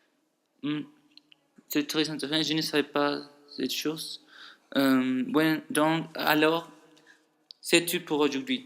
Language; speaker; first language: French; non-native, learner; Spanish